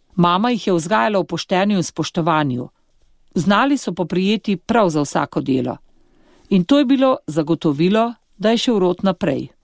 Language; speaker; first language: Slovenian; native; Slovenian